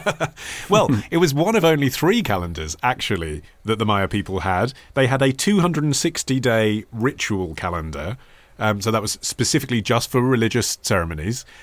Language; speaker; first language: English; native; English